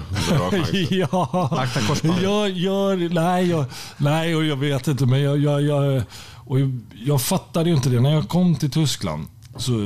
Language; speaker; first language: Swedish; native; Swedish